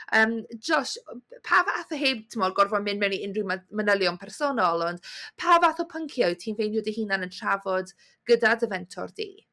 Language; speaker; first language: Welsh; native; Welsh